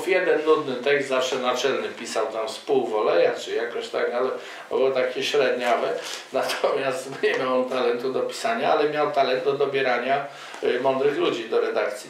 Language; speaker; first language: Polish; native; Polish